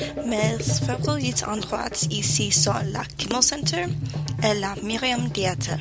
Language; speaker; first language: French; non-native, learner; English